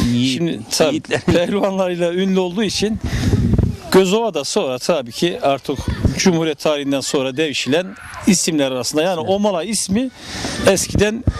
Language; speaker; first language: Turkish; native; Turkish